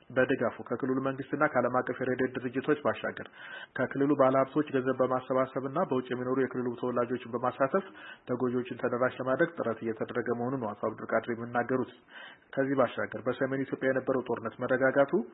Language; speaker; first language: Amharic; native; Amharic